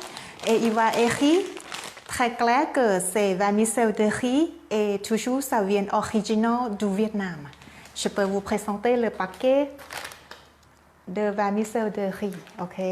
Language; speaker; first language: French; non-native, learner; Thai